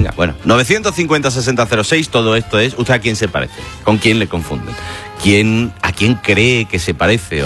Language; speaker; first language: Spanish; native; Spanish